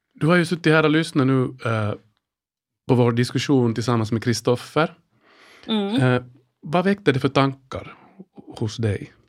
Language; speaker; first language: Swedish; native; Swedish